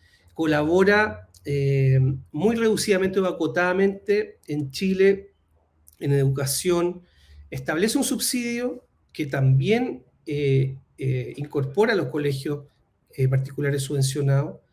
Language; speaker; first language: Spanish; native; Spanish